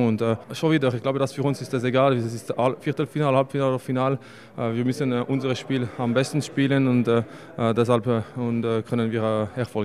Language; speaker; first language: German; non-native, local second language; French